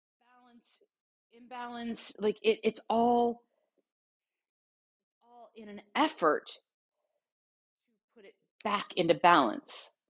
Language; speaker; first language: English; native; English